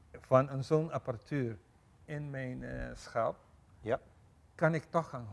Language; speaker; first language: Dutch; non-native, local second language; Papiamento